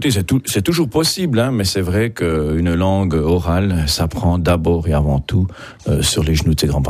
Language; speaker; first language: French; native; French